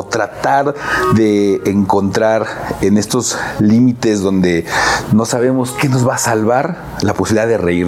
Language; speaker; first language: Spanish; native; Spanish